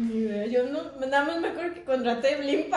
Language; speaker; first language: Spanish; native; Spanish